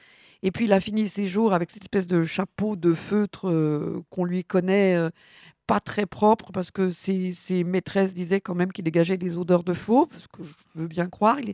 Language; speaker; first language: French; native; French